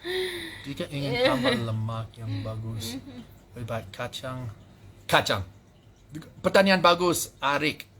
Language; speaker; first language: Indonesian; non-native, fluent; English